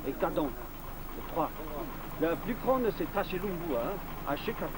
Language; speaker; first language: French; non-native, learner; Tibetan